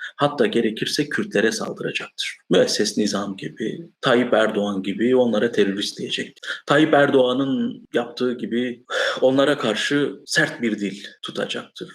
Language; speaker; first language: Turkish; non-native, local second language; Kurdish